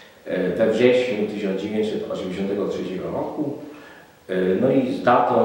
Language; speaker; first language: Polish; native; Polish